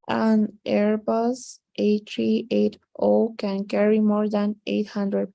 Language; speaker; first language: English; non-native, learner; Spanish